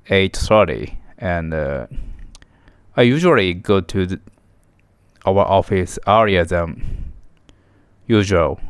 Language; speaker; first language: English; non-native, learner; Japanese